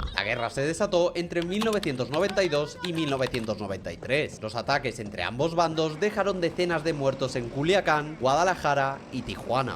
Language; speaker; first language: Spanish; native; Spanish